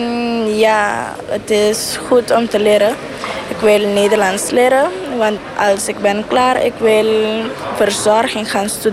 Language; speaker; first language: Dutch; non-native, learner; Papiamento